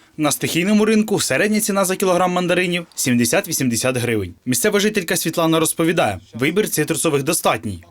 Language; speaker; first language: Ukrainian; native; Ukrainian